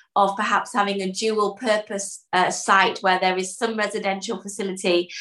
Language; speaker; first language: English; early bilingual, other home language; Dutch